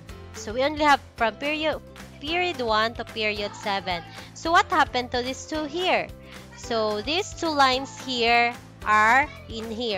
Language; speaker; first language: English; non-native, local second language; Cebuano